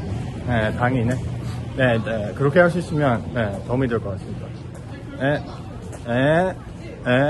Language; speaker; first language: Korean; non-native, fluent; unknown